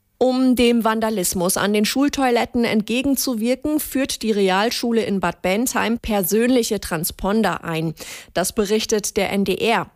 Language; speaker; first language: German; native; German